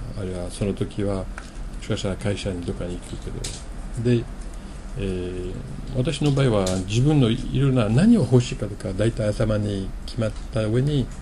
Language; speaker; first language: Japanese; non-native, fluent; French